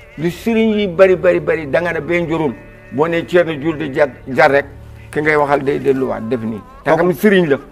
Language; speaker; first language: Wolof; non-native, local second language; Fula